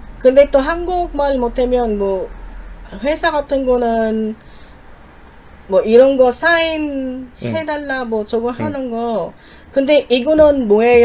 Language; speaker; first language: Korean; non-native, learner; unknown